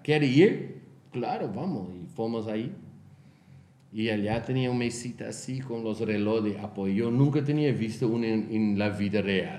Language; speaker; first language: Spanish; non-native, fluent; Portuguese